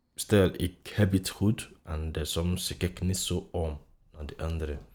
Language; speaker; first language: Dutch; non-native, fluent; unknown